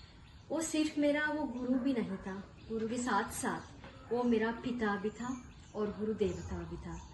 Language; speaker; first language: Hindi; non-native, learner; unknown